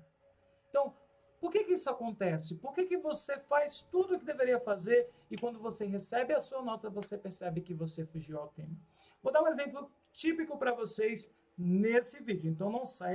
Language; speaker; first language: Portuguese; native; Portuguese